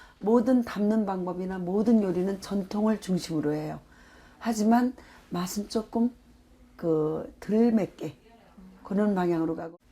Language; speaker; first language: Korean; native; Korean